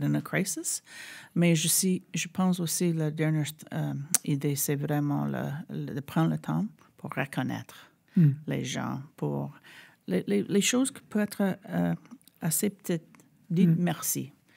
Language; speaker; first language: French; non-native, fluent; English